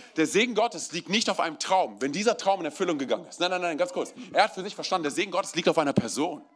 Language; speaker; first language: German; early bilingual, other home language; Romanian